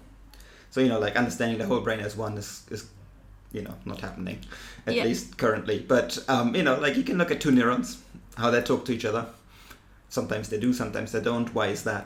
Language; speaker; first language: English; non-native, fluent; German